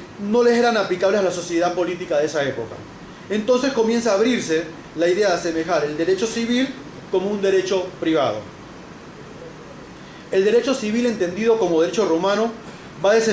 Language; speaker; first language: Spanish; native; Spanish